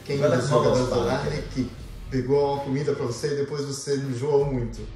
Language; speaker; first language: Portuguese; non-native, fluent; Arabic